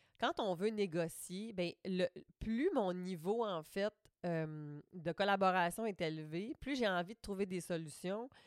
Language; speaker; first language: French; native; French